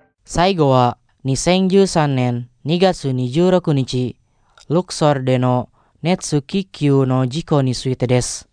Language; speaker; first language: Japanese; non-native, fluent; Indonesian